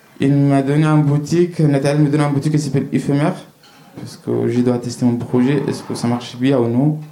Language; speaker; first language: French; non-native, learner; Arabic